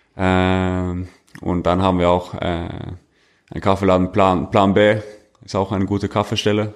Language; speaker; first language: German; non-native, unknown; Norwegian